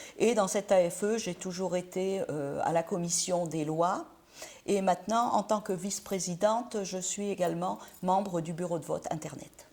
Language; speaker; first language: French; native; French